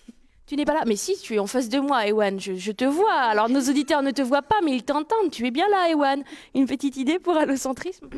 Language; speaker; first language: French; native; French